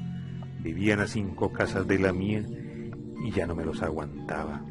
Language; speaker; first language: Spanish; native; Spanish